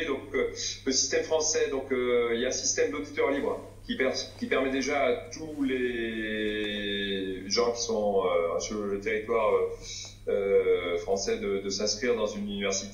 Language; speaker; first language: French; native; French